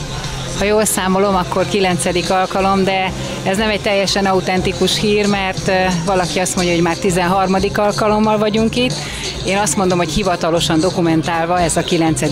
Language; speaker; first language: Hungarian; native; Hungarian